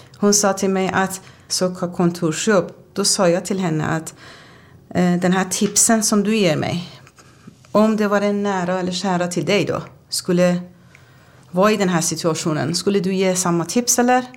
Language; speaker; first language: Swedish; non-native, fluent; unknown